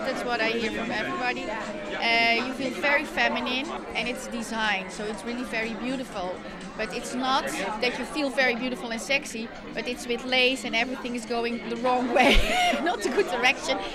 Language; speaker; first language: English; non-native, fluent; Dutch